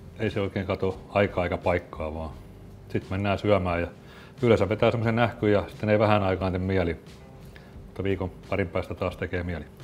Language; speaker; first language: Finnish; native; Finnish